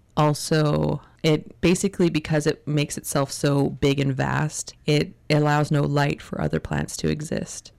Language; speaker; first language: English; native; English